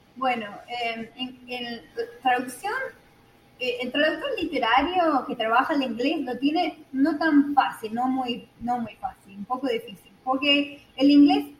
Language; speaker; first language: Spanish; non-native, fluent; English